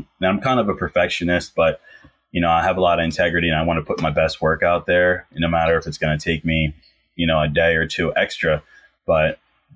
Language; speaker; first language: English; native; English